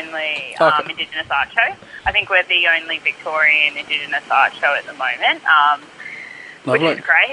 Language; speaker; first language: English; native; English